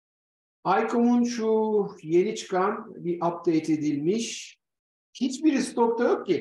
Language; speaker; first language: Turkish; native; Turkish